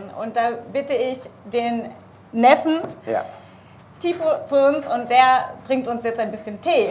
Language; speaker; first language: German; native; German